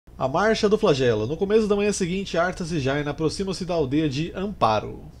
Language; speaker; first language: Portuguese; native; Portuguese